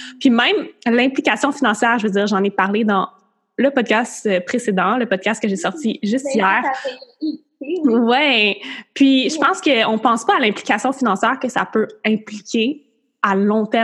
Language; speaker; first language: French; native; French